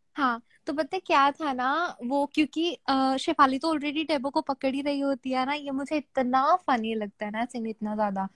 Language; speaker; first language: Hindi; native; Hindi